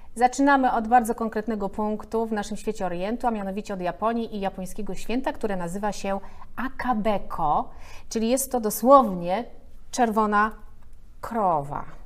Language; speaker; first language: Polish; native; Polish